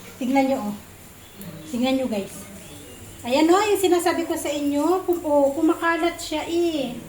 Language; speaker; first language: Filipino; native; Filipino